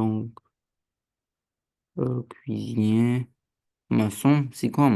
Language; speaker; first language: French; non-native, learner; Romanian